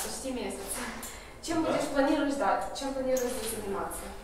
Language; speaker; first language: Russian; non-native, local second language; Ukrainian